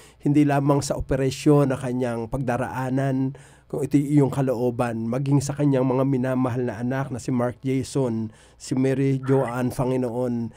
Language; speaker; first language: Filipino; native; Filipino